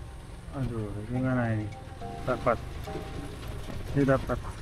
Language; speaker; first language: Indonesian; non-native, fluent; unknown